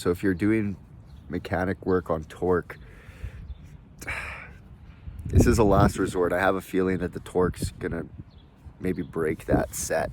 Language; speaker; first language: English; native; English